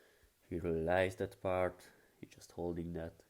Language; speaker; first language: English; non-native, fluent; Hungarian